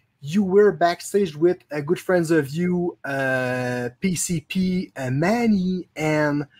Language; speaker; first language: English; non-native, local second language; French